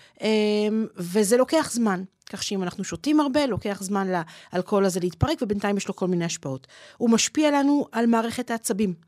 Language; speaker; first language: Hebrew; native; Hebrew